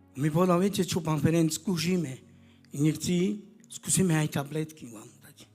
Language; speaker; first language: Slovak; non-native, local second language; Romany